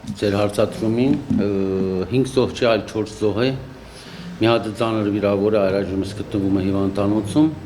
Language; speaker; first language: Armenian; native; Armenian